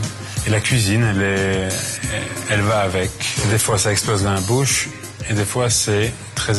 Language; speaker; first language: French; non-native, fluent; Swedish